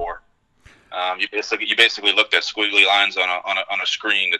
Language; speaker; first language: English; native; English